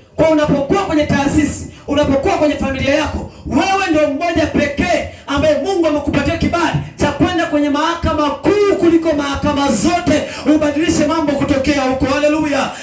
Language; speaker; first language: Swahili; native; Swahili